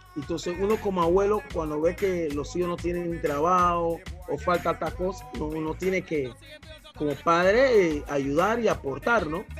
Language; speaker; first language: Spanish; non-native, local second language; English